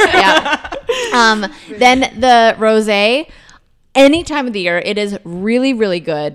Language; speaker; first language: English; native; English